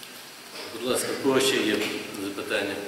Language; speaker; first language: Ukrainian; native; Ukrainian